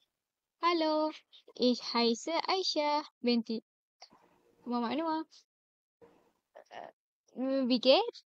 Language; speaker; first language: German; non-native, learner; Malay